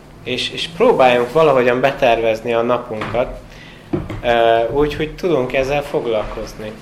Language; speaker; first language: Hungarian; non-native, fluent; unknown